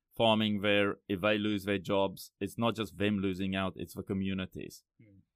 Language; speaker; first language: English; non-native, local second language; Afrikaans